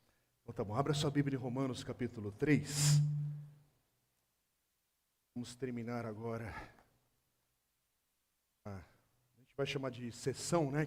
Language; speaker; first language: Portuguese; native; Portuguese